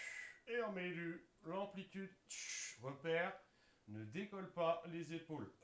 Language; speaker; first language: French; native; French